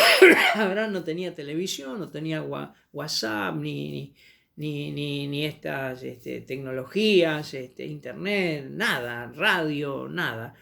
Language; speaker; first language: Spanish; native; Spanish